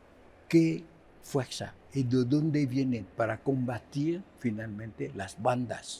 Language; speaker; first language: Spanish; non-native, fluent; Haitian Creole